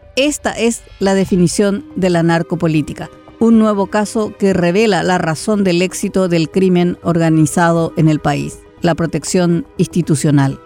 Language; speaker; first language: Spanish; native; Spanish